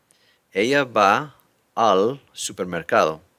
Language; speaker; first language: Spanish; non-native, fluent; English